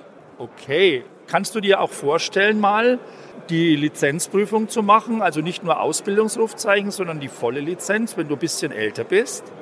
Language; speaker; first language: German; native; German